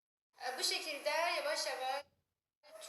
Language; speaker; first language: Turkish; non-native, learner; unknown